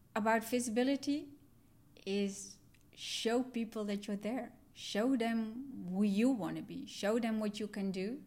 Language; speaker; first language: English; non-native, fluent; Dutch